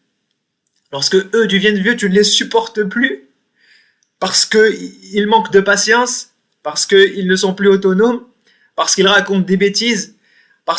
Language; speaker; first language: French; native; French